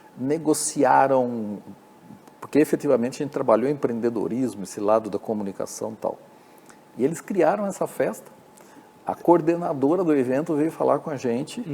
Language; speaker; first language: Portuguese; native; Portuguese